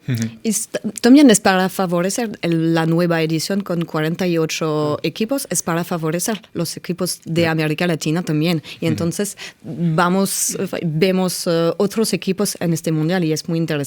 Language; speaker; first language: Spanish; non-native, fluent; French